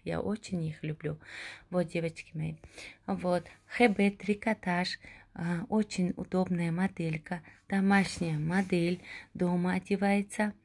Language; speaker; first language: Russian; non-native, local second language; Tajik